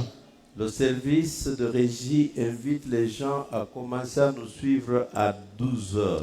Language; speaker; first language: French; non-native, local second language; Luba-Lulua